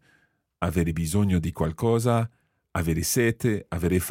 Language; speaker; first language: Italian; non-native, fluent; English